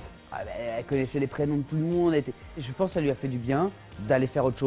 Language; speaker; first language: French; native; French